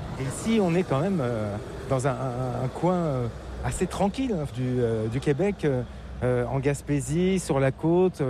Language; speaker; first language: French; native; French